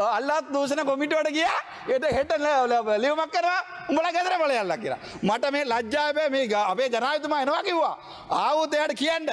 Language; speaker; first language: Sinhala; non-native, local second language; Tamil